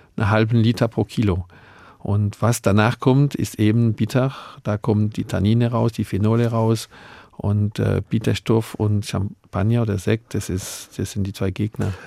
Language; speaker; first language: German; non-native, local second language; Swiss German